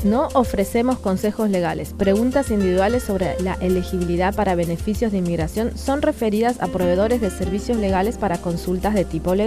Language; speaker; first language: Spanish; native; Spanish